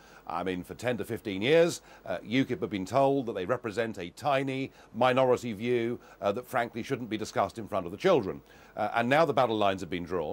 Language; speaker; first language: English; native; English